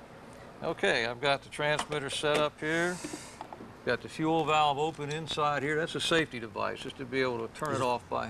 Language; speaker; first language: English; native; English